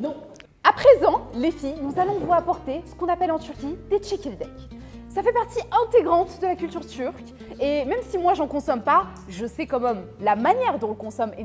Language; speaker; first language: French; native; French